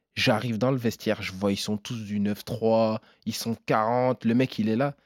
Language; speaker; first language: French; native; French